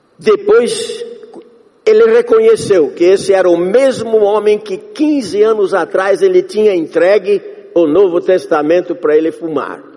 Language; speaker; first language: Portuguese; non-native, fluent; English